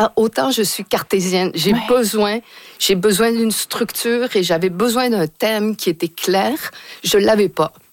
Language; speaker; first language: French; native; French